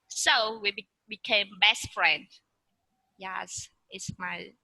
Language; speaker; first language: English; non-native, learner; Vietnamese